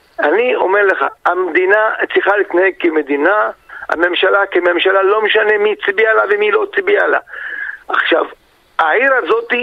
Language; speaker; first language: Hebrew; non-native, local second language; Arabic